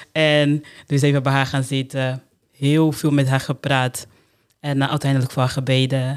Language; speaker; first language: Dutch; non-native, fluent; Portuguese